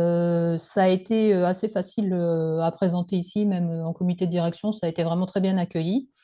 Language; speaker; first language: French; native; French